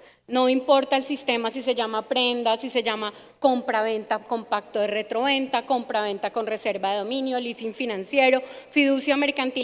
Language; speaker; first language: Spanish; native; Spanish